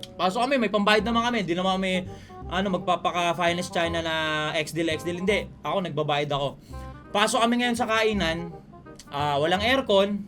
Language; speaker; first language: Filipino; native; Filipino